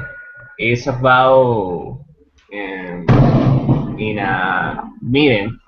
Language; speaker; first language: English; non-native, learner; Spanish